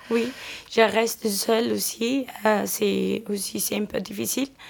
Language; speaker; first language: French; non-native, learner; Amharic